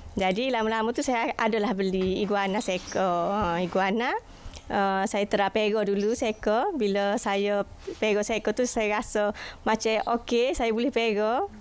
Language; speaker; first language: Malay; native; Malay